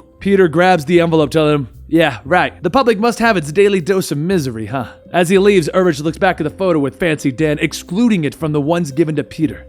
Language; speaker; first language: English; native; English